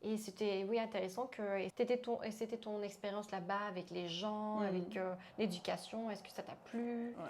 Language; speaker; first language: French; non-native, fluent; Bulgarian